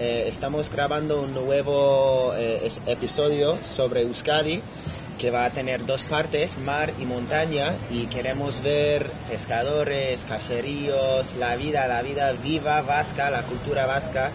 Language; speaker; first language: Spanish; non-native, fluent; English